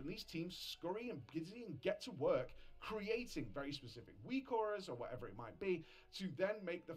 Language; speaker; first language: English; native; English